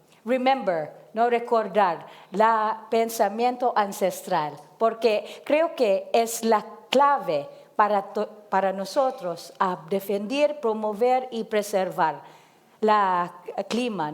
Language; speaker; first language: Spanish; non-native, learner; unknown